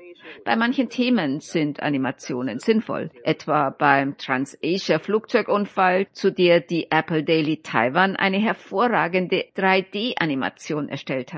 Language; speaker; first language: German; native; German